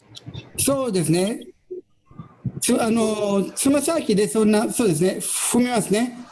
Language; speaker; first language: Japanese; non-native, fluent; Italian